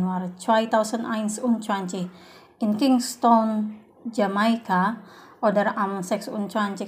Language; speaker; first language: German; non-native, fluent; Indonesian